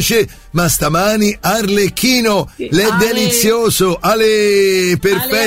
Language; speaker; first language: Italian; native; Italian